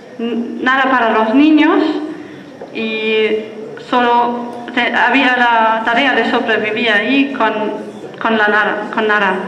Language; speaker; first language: Spanish; non-native, fluent; German